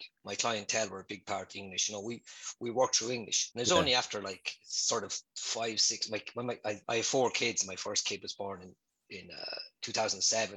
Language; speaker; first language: English; native; English